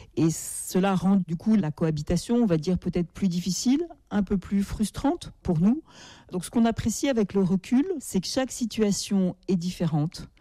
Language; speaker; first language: French; native; French